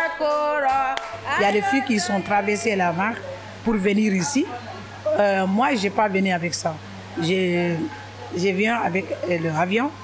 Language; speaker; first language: French; non-native, local second language; Wolof